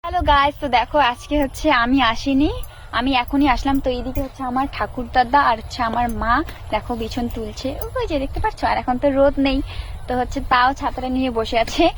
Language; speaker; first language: Bangla; non-native, local second language; Rangpuri